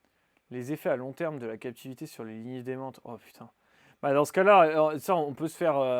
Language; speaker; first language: French; native; French